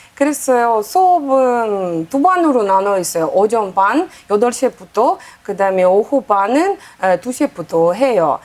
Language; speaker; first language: Korean; non-native, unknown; Uzbek